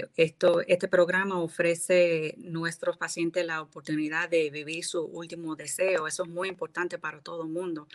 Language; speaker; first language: Spanish; early bilingual, heritage; English